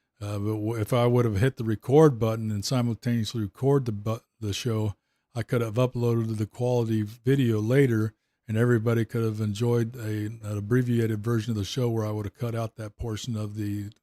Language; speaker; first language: English; native; English